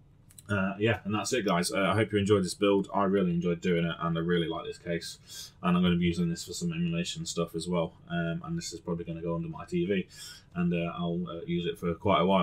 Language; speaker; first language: English; native; English